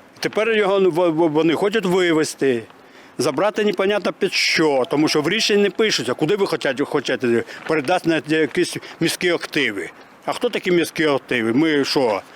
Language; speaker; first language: Ukrainian; native; Ukrainian